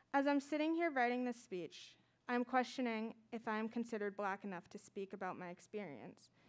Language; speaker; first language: English; native; English